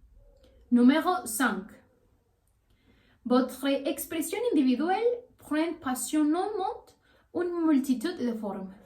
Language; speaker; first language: French; non-native, learner; Spanish